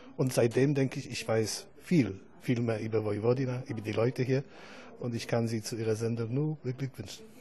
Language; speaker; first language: German; non-native, fluent; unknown